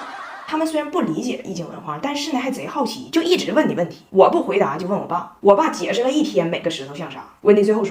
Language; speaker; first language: Chinese; native; Chinese